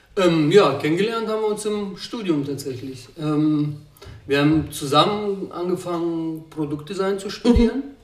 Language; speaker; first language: German; early bilingual, other home language; Russian